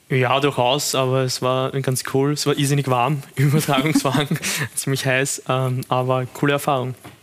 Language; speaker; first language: German; native; German